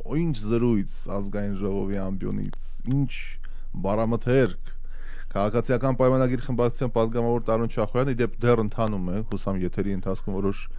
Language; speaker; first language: Armenian; native; Armenian